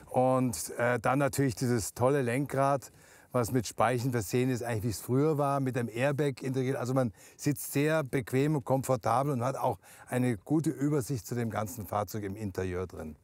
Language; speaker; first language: German; native; German